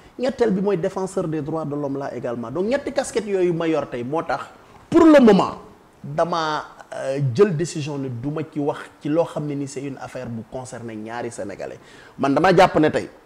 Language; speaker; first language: Wolof; native; Wolof